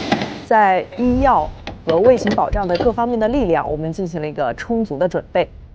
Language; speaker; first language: Chinese; native; Chinese